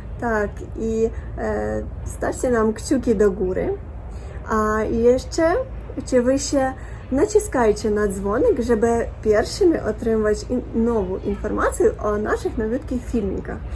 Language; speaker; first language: Polish; non-native, learner; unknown